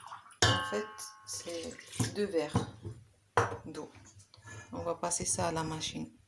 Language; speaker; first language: French; non-native, local second language; Arabic